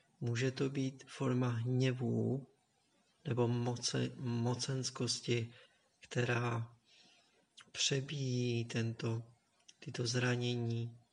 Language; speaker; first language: Czech; native; Czech